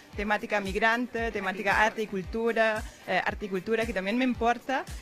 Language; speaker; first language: Spanish; non-native, fluent; German